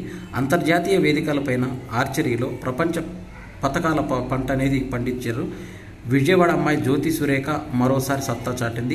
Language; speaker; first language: Telugu; native; Telugu